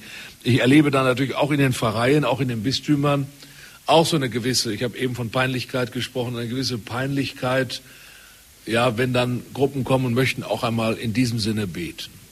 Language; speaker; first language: German; native; German